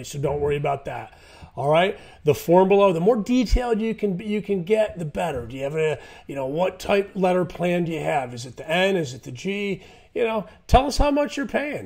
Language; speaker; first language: English; native; English